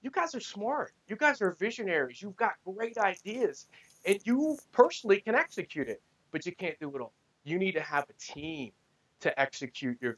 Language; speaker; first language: English; native; English